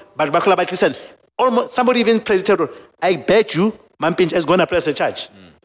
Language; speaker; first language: English; non-native, local second language; Southern Sotho